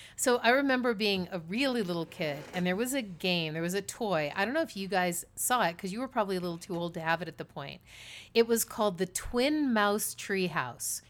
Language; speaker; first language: English; native; English